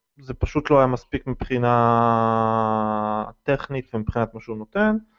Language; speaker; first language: Hebrew; native; Hebrew